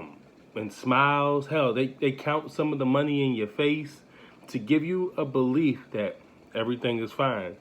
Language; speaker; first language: English; native; English